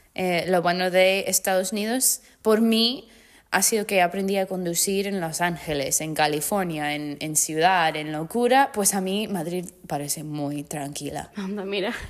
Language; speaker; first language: Spanish; non-native, fluent; English